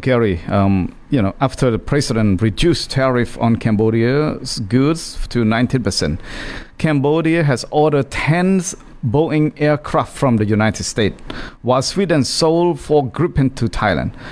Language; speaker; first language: English; non-native, fluent; Khmer